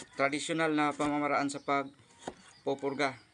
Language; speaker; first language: Filipino; non-native, local second language; Cebuano